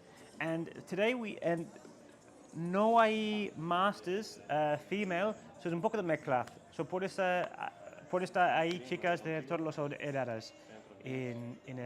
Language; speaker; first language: Spanish; non-native, learner; English